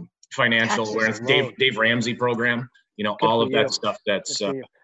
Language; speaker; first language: English; native; English